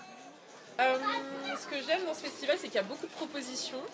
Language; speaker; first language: French; native; French